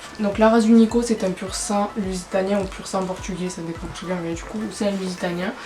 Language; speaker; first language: French; native; French